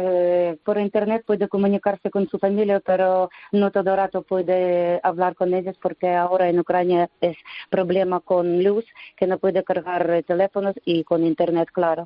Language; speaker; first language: Spanish; non-native, learner; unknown